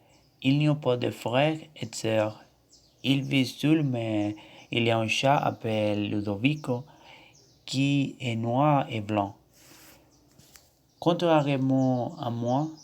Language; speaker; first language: French; non-native, learner; Spanish